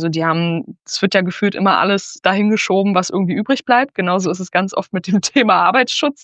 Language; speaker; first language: German; native; German